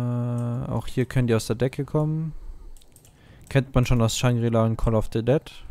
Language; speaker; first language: German; native; German